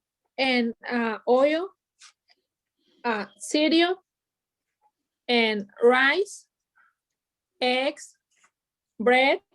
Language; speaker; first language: English; non-native, learner; Spanish